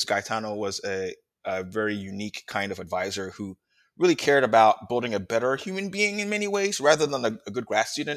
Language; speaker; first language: English; non-native, local second language; Akan